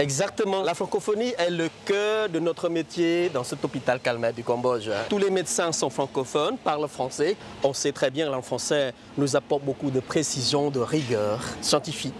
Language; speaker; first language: French; non-native, local second language; Khmer